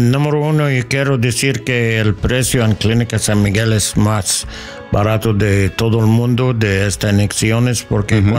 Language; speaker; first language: Spanish; non-native, learner; English